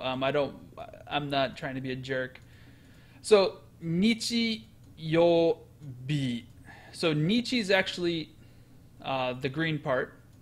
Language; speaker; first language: English; native; English